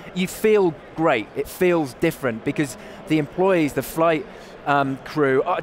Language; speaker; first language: English; native; English